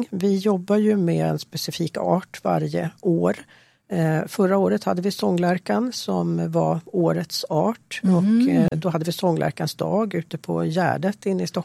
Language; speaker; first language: Swedish; native; Swedish